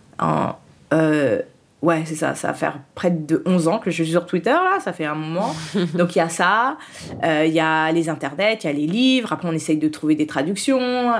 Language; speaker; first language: French; early bilingual, other home language; Haitian Creole